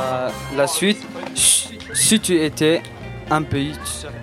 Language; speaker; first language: French; non-native, learner; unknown